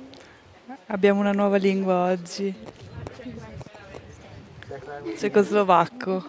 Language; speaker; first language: Italian; non-native, learner; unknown